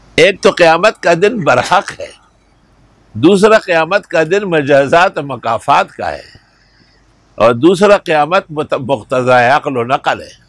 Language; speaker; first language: Urdu; non-native, local second language; Pashto